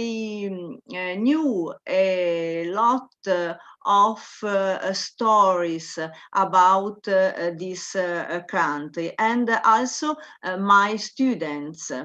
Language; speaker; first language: English; non-native, learner; Italian